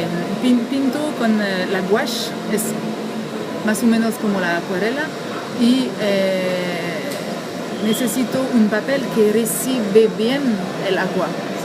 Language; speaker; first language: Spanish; non-native, learner; French